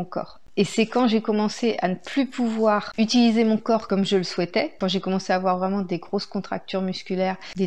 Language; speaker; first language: French; native; French